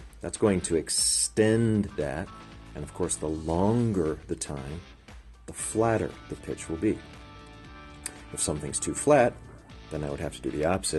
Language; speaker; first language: English; native; English